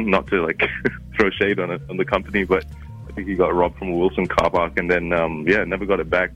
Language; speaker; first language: English; non-native, local second language; Arabic